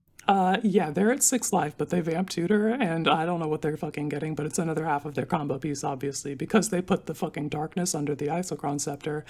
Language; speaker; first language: English; native; English